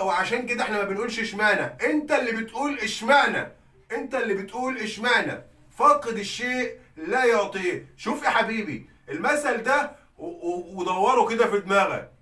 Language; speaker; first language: Arabic; native; Arabic